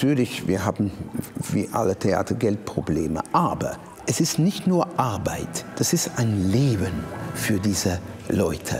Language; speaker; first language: German; non-native, fluent; English